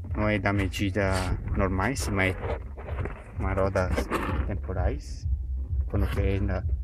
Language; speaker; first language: Portuguese; non-native, learner; Italian